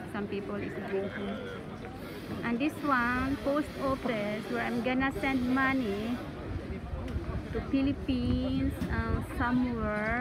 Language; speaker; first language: English; non-native, local second language; Filipino